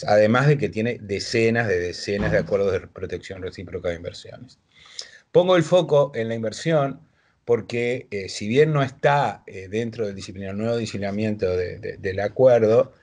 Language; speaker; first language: Spanish; native; Spanish